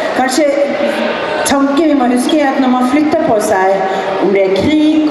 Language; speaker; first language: Norwegian; native; Norwegian